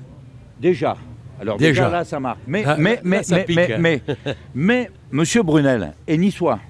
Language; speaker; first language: French; native; French